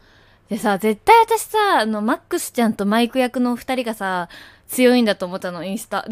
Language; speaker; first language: Japanese; native; Japanese